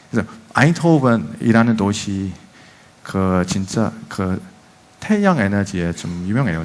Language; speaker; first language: Korean; non-native, fluent; Dutch